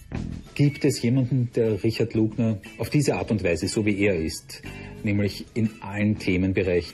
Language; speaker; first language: German; native; German